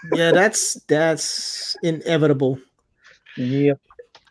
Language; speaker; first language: English; non-native, fluent; Spanish